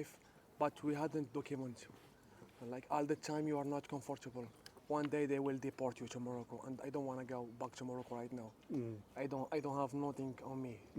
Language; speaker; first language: English; non-native, learner; Arabic